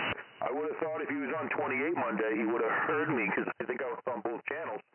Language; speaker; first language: English; native; English